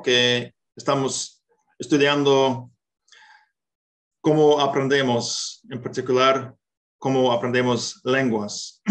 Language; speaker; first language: Spanish; non-native, fluent; English